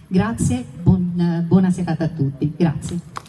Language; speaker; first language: Italian; native; Italian